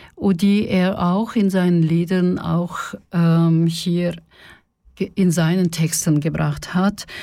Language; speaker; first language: German; non-native, fluent; Russian